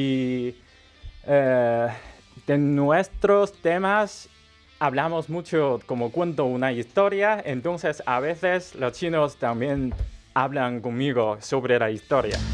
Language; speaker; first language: Spanish; non-native, learner; Chinese